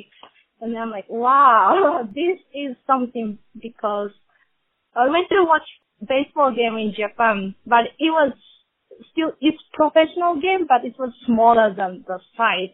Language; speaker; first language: English; non-native, fluent; Japanese